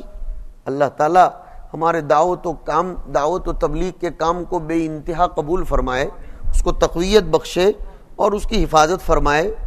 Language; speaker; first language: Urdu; non-native, local second language; Gujarati